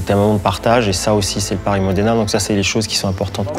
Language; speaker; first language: French; native; French